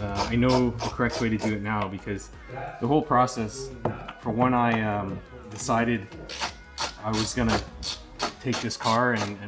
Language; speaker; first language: English; native; English